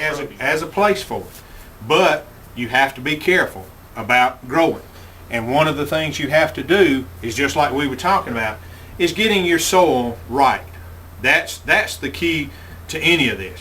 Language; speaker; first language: English; native; English